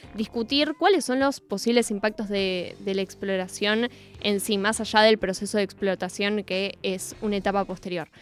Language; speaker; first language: Spanish; native; Spanish